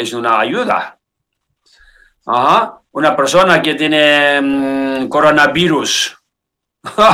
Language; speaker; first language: Spanish; non-native, learner; Tibetan